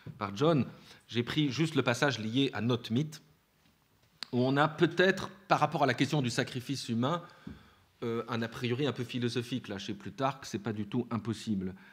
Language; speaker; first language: French; native; French